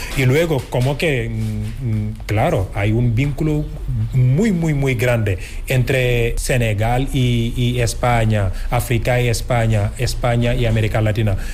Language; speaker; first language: Spanish; non-native, fluent; Wolof